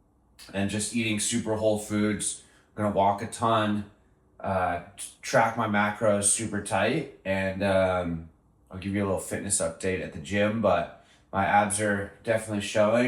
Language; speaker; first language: English; native; English